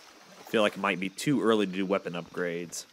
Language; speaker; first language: English; native; English